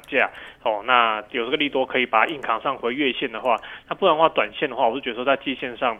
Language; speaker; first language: Chinese; native; Chinese